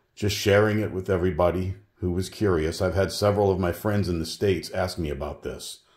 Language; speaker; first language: English; native; English